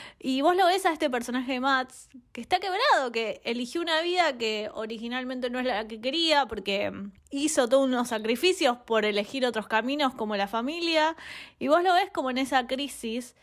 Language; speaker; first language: Spanish; native; Spanish